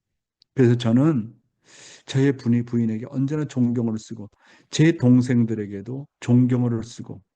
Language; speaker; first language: Korean; native; Korean